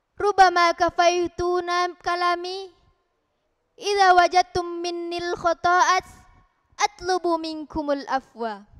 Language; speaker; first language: Arabic; non-native, learner; Indonesian